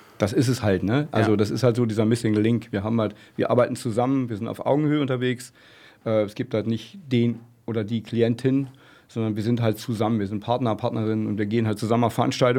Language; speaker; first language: German; native; German